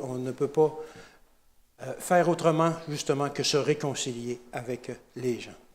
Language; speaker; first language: French; native; French